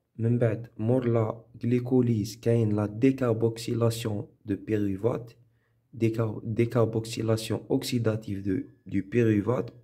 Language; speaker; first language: French; non-native, local second language; Arabic